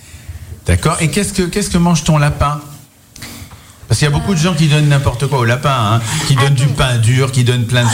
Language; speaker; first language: French; native; French